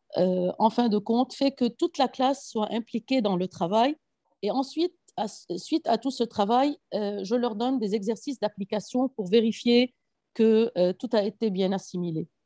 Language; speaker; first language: French; non-native, local second language; Arabic